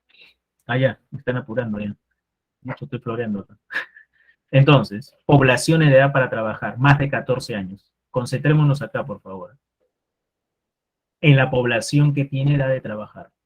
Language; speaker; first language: Spanish; native; Spanish